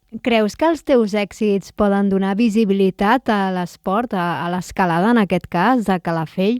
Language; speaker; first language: Catalan; native; Catalan